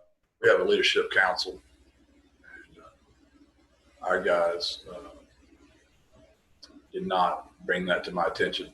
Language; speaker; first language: English; native; English